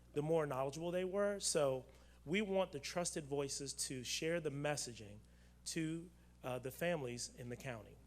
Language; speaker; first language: English; native; English